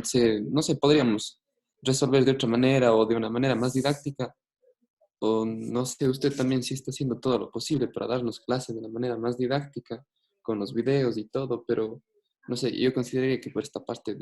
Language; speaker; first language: Spanish; native; Spanish